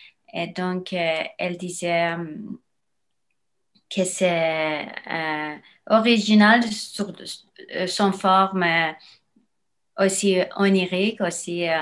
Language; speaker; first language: French; non-native, learner; Persian